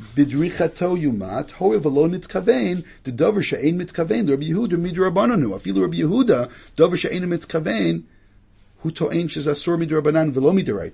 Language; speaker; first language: Hebrew; non-native, fluent; English